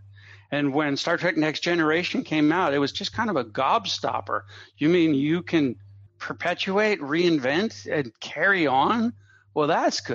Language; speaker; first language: English; native; English